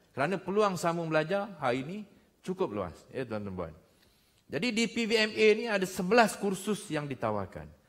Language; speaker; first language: Malay; native; Malay